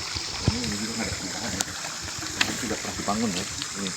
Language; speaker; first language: Indonesian; native; Indonesian